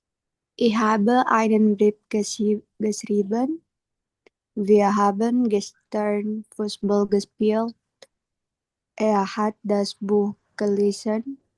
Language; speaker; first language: German; non-native, learner; Indonesian